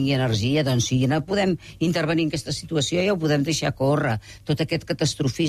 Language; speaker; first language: Catalan; native; Catalan